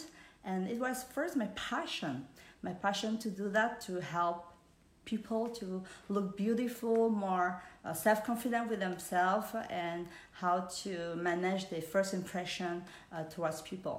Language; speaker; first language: English; non-native, fluent; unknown